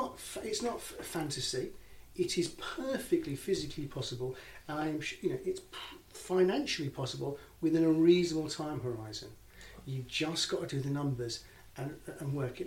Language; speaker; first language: English; native; English